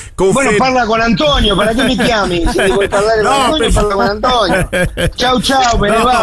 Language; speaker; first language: Italian; non-native, fluent; Spanish